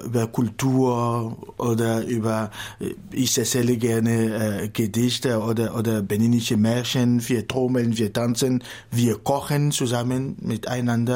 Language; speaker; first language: German; non-native, fluent; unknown